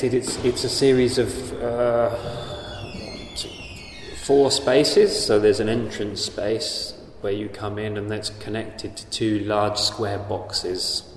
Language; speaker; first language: English; native; English